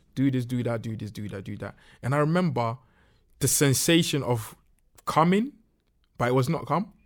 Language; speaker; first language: English; non-native, local second language; Akan